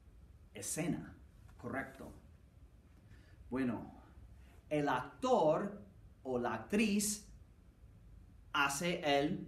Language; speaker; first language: Spanish; non-native, fluent; English